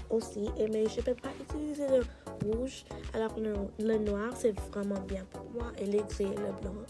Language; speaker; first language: French; non-native, learner; English